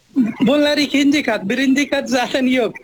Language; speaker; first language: Turkish; non-native, fluent; Nepali